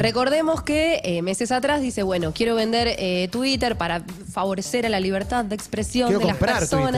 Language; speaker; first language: Spanish; native; Spanish